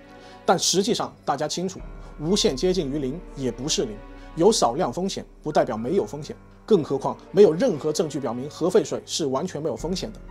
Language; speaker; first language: Chinese; native; Chinese